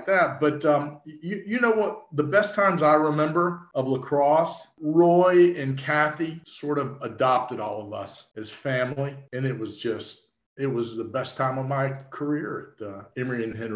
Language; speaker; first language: English; native; English